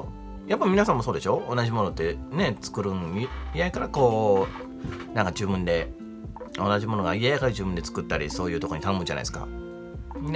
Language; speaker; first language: Japanese; native; Japanese